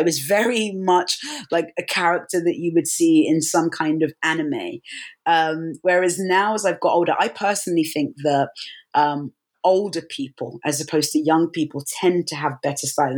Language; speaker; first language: English; native; English